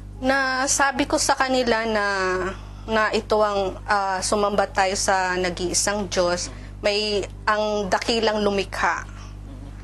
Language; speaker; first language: Filipino; native; Filipino